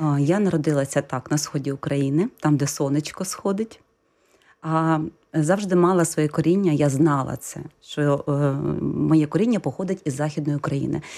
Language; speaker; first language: Ukrainian; native; Ukrainian